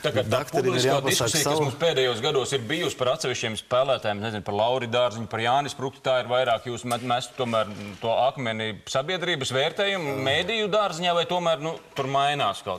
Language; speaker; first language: Latvian; native; Latvian